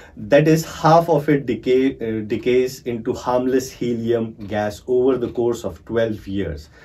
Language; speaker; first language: English; non-native, local second language; Marathi